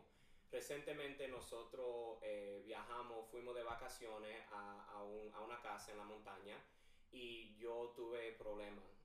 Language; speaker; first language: Spanish; early bilingual, heritage; English